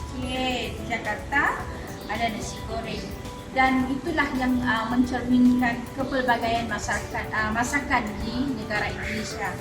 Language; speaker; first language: Malay; native; Malay